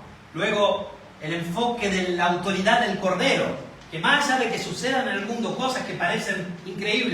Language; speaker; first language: Spanish; native; Spanish